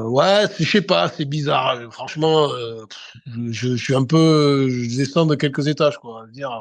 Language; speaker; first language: French; native; French